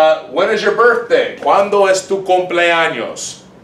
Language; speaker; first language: Spanish; non-native, fluent; English